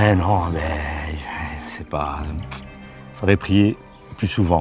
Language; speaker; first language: French; native; French